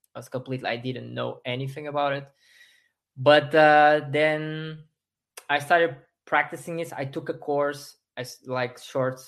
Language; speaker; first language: English; non-native, fluent; Portuguese